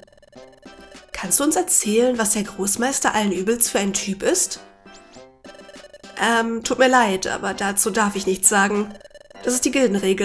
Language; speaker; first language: German; native; German